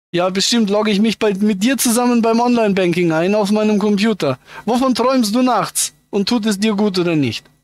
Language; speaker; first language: German; native; German